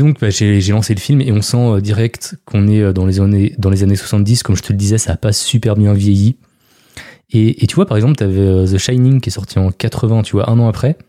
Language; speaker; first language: French; native; French